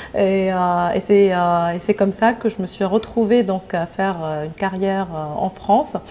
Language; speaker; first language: French; non-native, local second language; Arabic